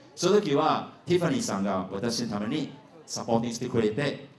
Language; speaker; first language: Japanese; non-native, fluent; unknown